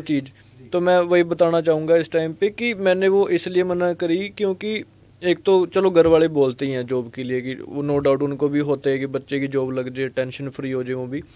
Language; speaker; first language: Hindi; non-native, local second language; Punjabi